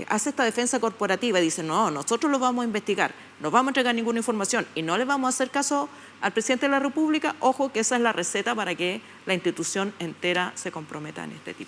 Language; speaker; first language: Spanish; native; Spanish